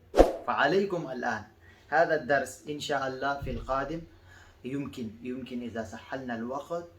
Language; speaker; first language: Arabic; non-native, fluent; Pashto